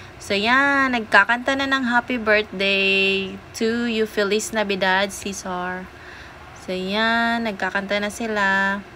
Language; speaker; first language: Filipino; non-native, local second language; Cebuano